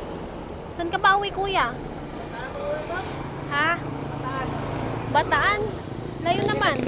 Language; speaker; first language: Filipino; non-native, local second language; Cebuano